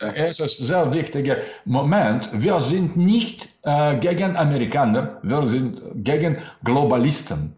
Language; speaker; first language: German; non-native, learner; Russian